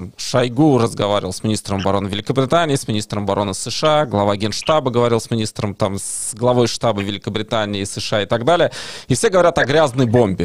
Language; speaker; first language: Russian; native; Russian